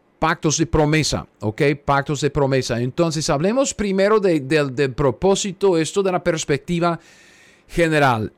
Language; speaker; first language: Spanish; non-native, fluent; English